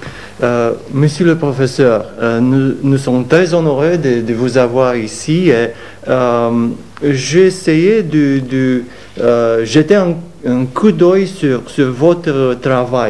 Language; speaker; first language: French; non-native, fluent; Romanian